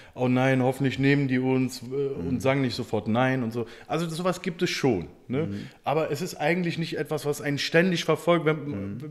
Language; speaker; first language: German; native; German